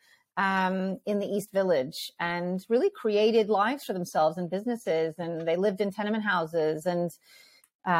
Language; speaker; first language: English; early bilingual, other home language; Ukrainian